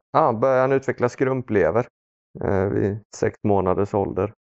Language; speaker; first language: Swedish; early bilingual, other home language; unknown